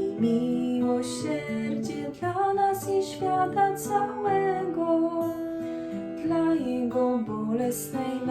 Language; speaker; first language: Polish; native; Polish